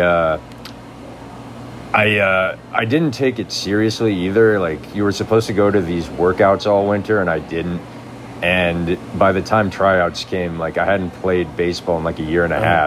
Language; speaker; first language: English; native; English